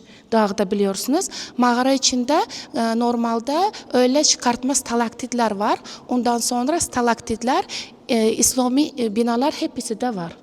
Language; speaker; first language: Turkish; non-native, learner; Uzbek